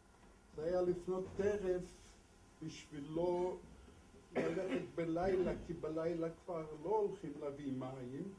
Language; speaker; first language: Hebrew; non-native, fluent; Polish